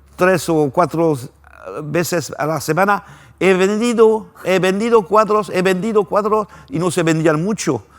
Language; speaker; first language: Spanish; non-native, fluent; French